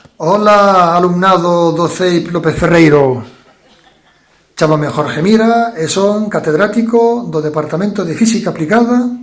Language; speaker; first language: Galician; native; Galician